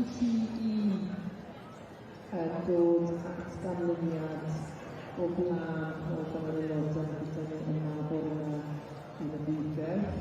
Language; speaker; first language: Welsh; non-native, learner; English